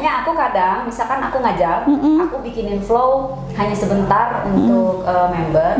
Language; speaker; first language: Indonesian; native; Indonesian